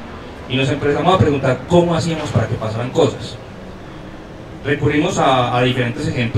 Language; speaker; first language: Spanish; native; Spanish